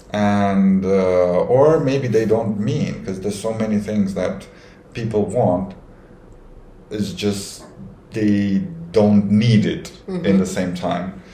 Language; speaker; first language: English; non-native, fluent; Romanian